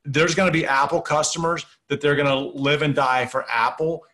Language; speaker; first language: English; native; English